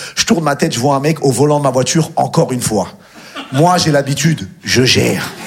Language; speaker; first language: French; native; French